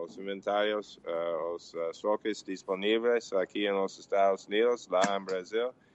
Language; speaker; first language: Portuguese; non-native, learner; English